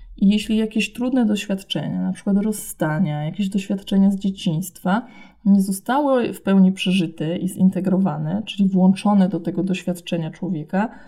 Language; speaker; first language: Polish; native; Polish